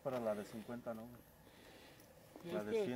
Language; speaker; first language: Spanish; native; Spanish